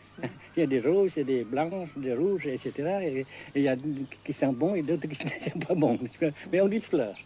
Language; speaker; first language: French; non-native, local second language; Vietnamese